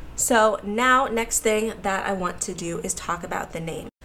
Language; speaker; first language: English; native; English